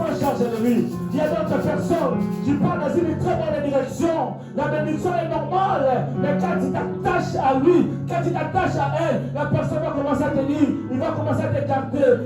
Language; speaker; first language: French; non-native, local second language; Lingala